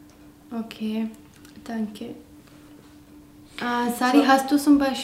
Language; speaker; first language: German; non-native, learner; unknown